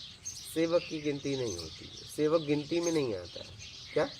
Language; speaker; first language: Hindi; native; Hindi